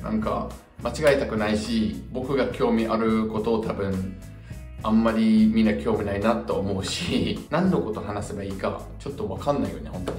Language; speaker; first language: Japanese; non-native, fluent; English